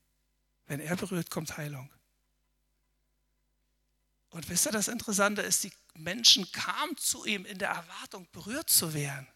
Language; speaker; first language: German; native; German